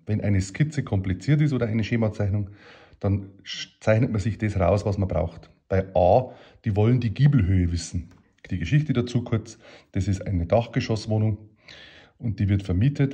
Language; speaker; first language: German; native; German